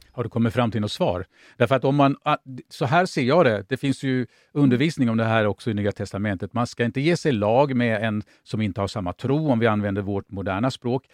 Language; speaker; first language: Swedish; native; Swedish